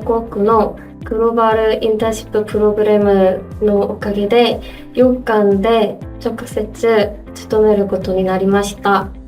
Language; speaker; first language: Japanese; non-native, fluent; Korean